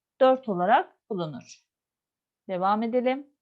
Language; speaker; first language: Turkish; native; Turkish